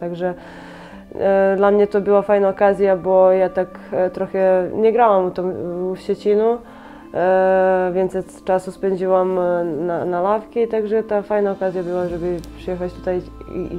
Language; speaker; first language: Polish; non-native, fluent; Serbian